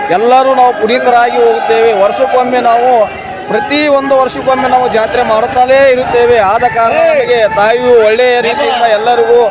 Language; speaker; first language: Kannada; native; Kannada